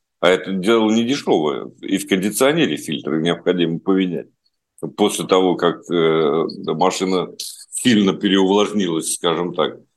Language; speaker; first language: Russian; native; Russian